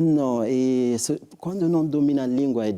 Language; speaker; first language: Portuguese; non-native, learner; French